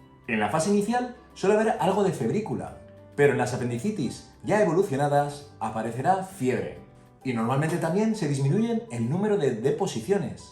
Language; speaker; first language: Spanish; native; Spanish